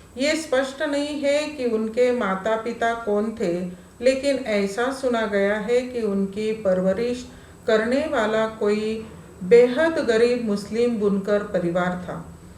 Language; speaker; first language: Hindi; non-native, local second language; Marathi